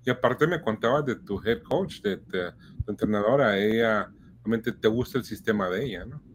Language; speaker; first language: Spanish; native; Spanish